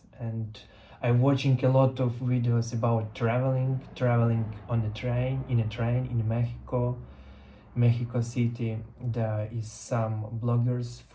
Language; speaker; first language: English; non-native, learner; Russian